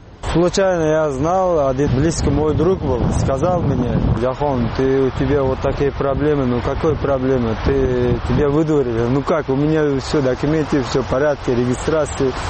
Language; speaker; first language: Russian; non-native, learner; Uzbek